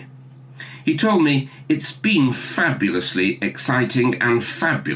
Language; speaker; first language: English; native; English